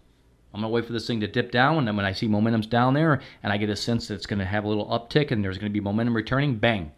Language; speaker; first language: English; native; English